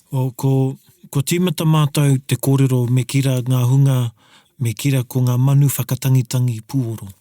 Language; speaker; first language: Māori; non-native, local second language; English